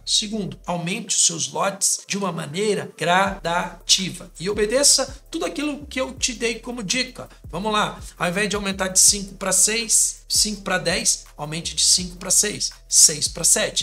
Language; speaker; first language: Portuguese; native; Portuguese